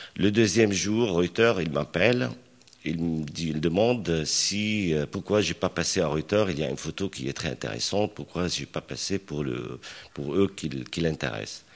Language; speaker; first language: French; non-native, local second language; Arabic